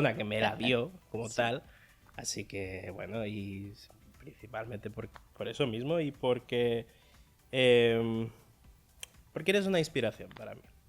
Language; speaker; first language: Spanish; early bilingual, other home language; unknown